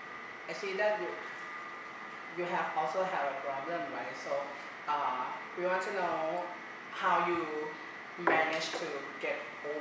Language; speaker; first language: English; non-native, fluent; Thai